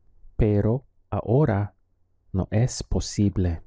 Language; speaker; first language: Spanish; non-native, fluent; English